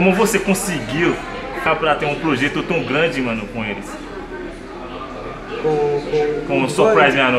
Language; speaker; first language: Portuguese; non-native, fluent; Haitian Creole